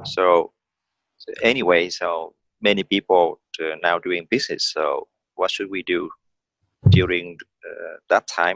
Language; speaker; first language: English; non-native, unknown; Vietnamese